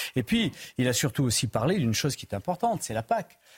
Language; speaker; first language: French; native; French